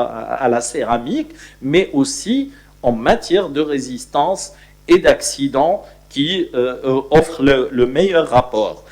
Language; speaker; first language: French; non-native, local second language; Arabic